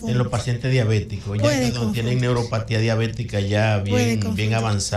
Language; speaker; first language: Spanish; native; Spanish